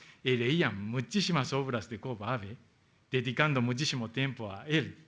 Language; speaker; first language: Spanish; non-native, fluent; Japanese